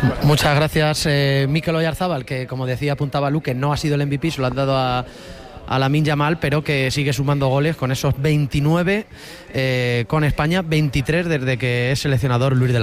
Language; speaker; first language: Spanish; native; Spanish